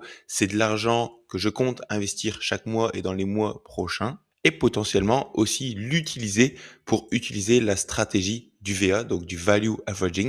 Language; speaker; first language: French; native; French